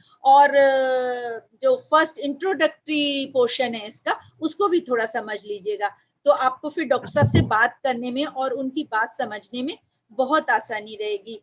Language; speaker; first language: Hindi; native; Hindi